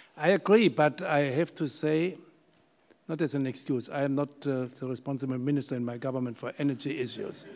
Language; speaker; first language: English; non-native, fluent; German